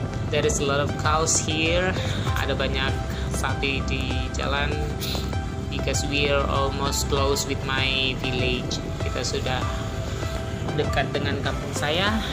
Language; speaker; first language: English; non-native, learner; Indonesian